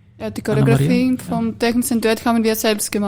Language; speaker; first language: German; non-native, fluent; Greek